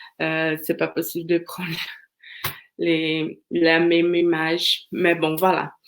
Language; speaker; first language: French; non-native, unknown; Portuguese